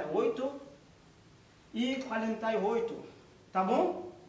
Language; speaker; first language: Portuguese; non-native, learner; Haitian Creole